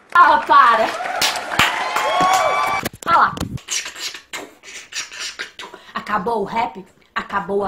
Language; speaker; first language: Portuguese; native; Portuguese